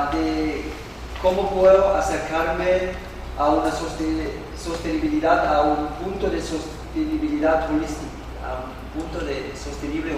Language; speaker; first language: Spanish; non-native, fluent; German